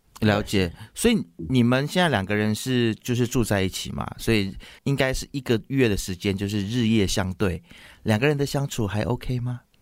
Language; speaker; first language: Chinese; native; Chinese